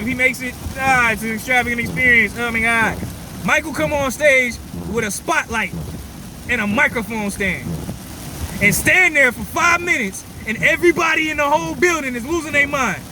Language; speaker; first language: English; native; English